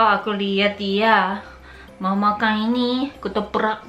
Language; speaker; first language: Indonesian; non-native, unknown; Japanese